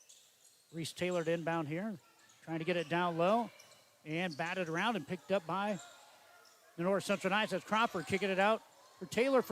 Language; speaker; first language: English; native; English